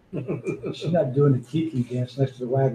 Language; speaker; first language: English; native; English